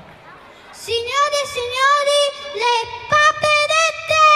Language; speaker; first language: Italian; native; Italian